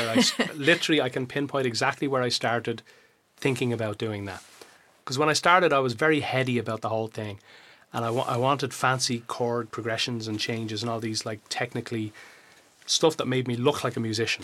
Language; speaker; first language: English; native; English